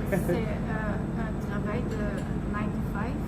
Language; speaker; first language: French; non-native, learner; Dutch